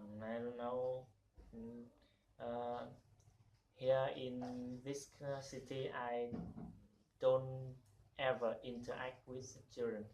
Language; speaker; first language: English; non-native, learner; Vietnamese